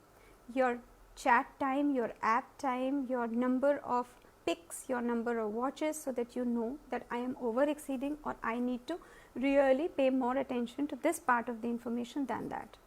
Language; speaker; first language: English; non-native, local second language; Hindi